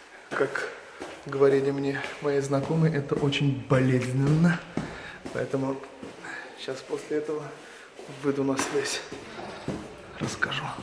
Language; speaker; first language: Russian; non-native, local second language; Tatar